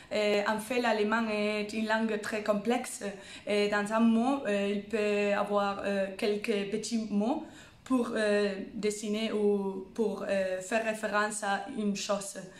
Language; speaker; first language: French; non-native, fluent; Spanish